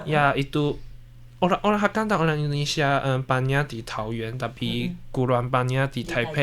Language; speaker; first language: Indonesian; non-native, learner; Chinese